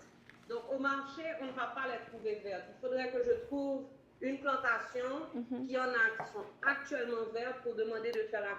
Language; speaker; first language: French; native; French